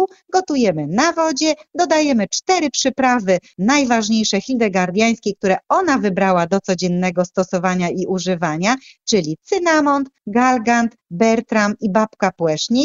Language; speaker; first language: Polish; native; Polish